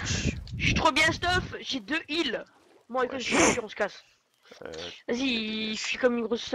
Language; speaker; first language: French; native; French